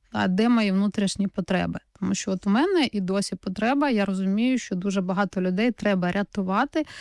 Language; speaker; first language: Ukrainian; native; Ukrainian